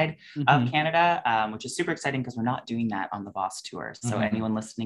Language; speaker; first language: English; native; English